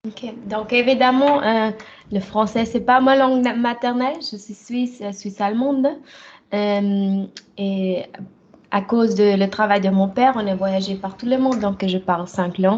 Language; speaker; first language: French; non-native, fluent; German